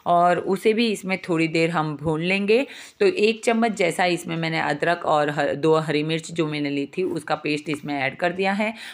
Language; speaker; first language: Hindi; non-native, local second language; Gujarati